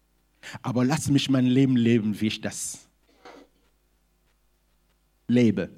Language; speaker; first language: German; non-native, fluent; Lingala